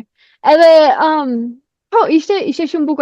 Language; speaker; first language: Albanian; non-native, fluent; English